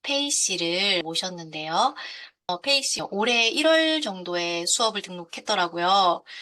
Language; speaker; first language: Korean; native; Korean